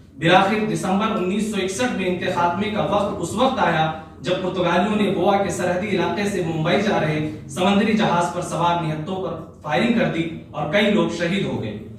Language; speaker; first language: Urdu; native; Urdu